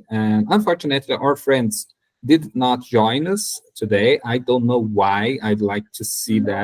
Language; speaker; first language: English; non-native, learner; Portuguese